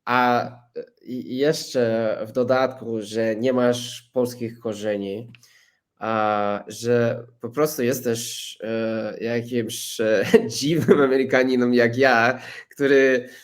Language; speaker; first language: Polish; non-native, fluent; English